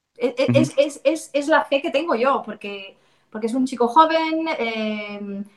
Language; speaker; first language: Spanish; non-native, fluent; Danish